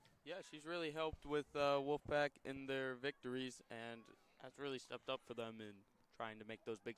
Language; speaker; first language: English; native; English